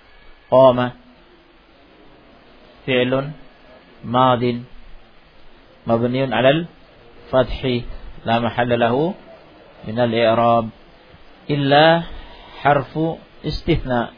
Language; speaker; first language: Arabic; non-native, fluent; Indonesian